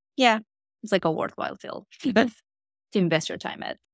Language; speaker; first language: English; non-native, fluent; Korean